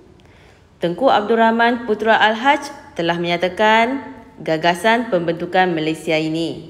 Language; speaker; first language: Malay; native; Malay